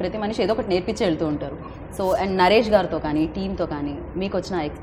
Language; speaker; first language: Telugu; native; Telugu